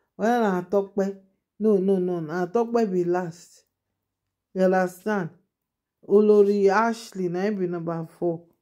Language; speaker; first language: Nigerian Pidgin; non-native, local second language; Yoruba